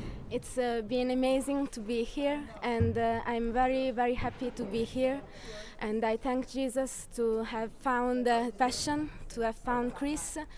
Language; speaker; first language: English; non-native, learner; Italian